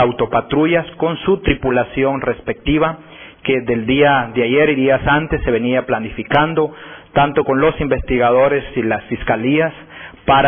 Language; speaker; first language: Spanish; native; Spanish